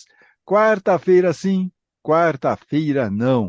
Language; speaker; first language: Portuguese; native; Portuguese